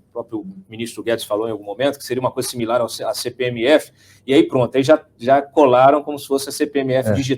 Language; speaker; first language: Portuguese; native; Portuguese